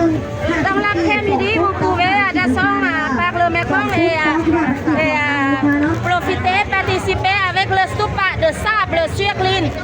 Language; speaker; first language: French; non-native, learner; Lao